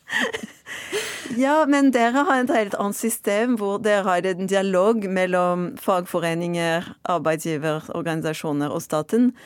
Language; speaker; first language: Norwegian; non-native, fluent; French